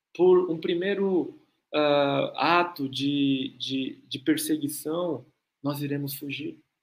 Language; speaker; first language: Portuguese; non-native, fluent; Korean